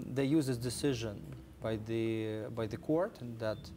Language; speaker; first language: English; non-native, fluent; Ukrainian